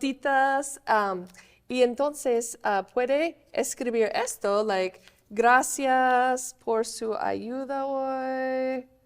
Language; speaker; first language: Spanish; non-native, fluent; English